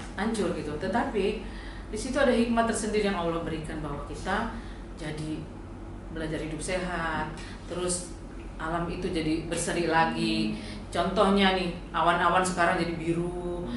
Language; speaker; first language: Indonesian; native; Indonesian